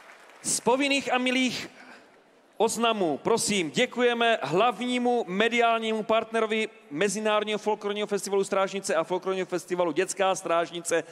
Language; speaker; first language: Czech; native; Czech